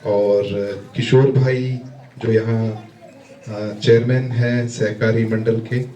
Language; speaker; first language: Hindi; native; Hindi